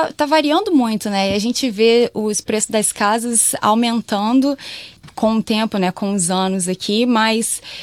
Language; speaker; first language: Portuguese; native; Portuguese